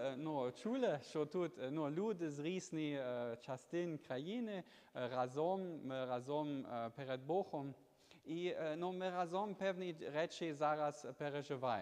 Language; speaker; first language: Ukrainian; non-native, learner; German